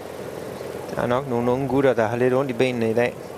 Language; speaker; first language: Danish; native; Danish